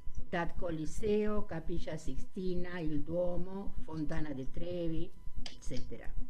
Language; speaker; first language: English; non-native, learner; Spanish